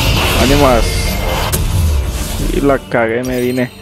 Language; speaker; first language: Spanish; native; Spanish